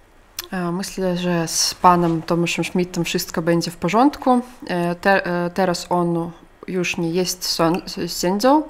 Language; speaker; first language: Polish; non-native, fluent; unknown